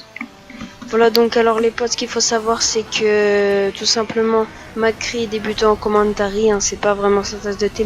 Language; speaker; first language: French; native; French